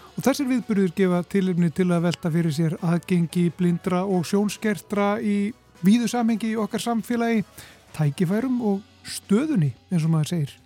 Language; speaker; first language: Icelandic; native; Icelandic